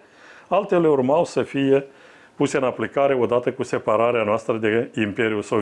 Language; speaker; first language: Romanian; native; Romanian